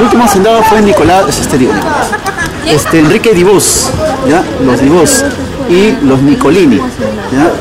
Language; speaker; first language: Spanish; native; Spanish